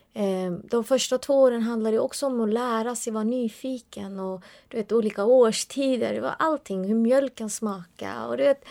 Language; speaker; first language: Swedish; early bilingual, other home language; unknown